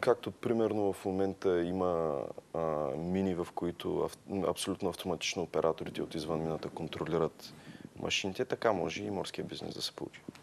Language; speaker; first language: Bulgarian; native; Bulgarian